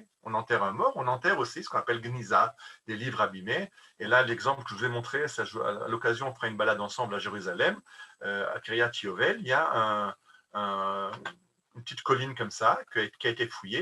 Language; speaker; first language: French; native; French